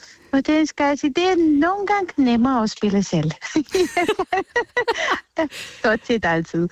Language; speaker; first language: Danish; non-native, fluent; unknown